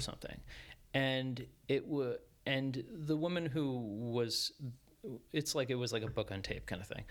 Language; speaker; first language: English; native; English